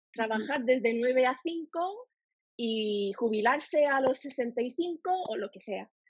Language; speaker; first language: Spanish; non-native, fluent; English